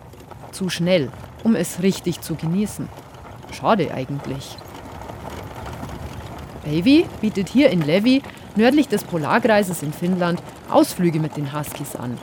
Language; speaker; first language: German; native; German